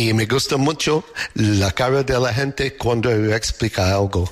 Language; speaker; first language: Spanish; non-native, learner; English